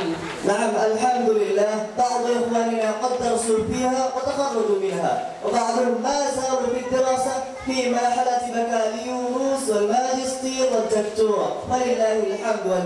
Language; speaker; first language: Arabic; non-native, learner; Bangla